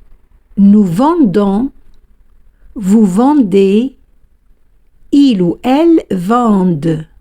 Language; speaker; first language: French; non-native, fluent; Spanish